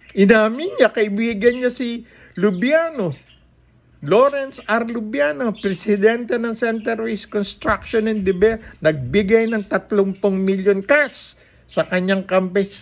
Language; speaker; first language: Filipino; native; Filipino